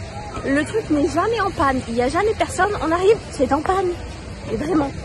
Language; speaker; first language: French; native; French